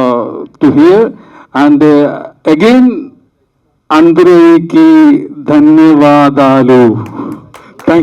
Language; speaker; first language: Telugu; non-native, learner; Malayalam